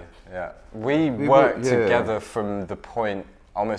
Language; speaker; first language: English; native; English